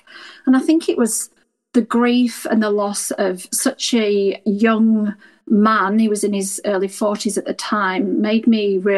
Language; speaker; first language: English; native; English